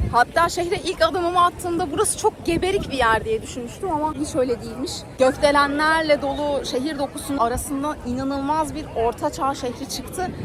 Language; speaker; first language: Turkish; native; Turkish